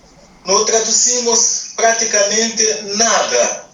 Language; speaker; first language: Spanish; non-native, learner; Portuguese